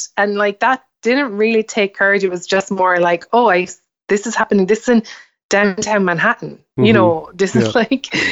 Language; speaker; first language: English; native; English